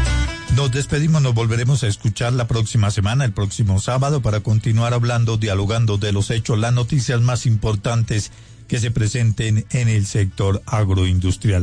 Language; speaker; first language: Spanish; native; Spanish